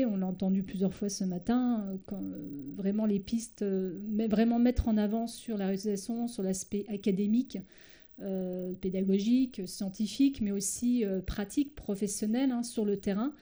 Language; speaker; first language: French; native; French